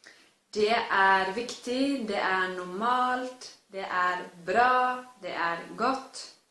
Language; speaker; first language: Norwegian; non-native, learner; English